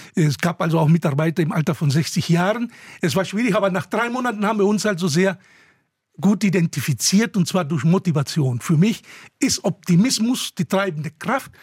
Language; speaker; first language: German; non-native, fluent; Spanish